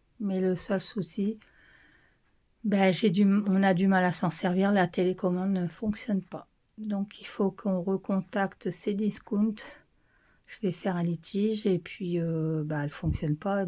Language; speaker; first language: French; native; French